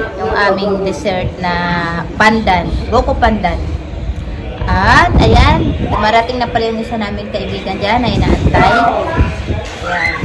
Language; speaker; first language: Filipino; native; Filipino